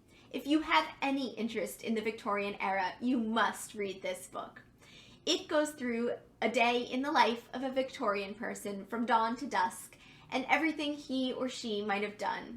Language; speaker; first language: English; native; English